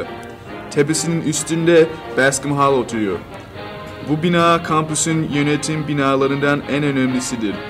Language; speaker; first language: Turkish; early bilingual, heritage; Turkish